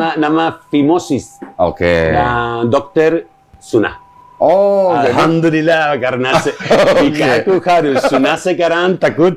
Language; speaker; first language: Indonesian; non-native, learner; Spanish